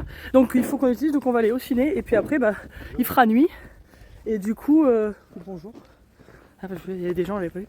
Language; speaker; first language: French; native; French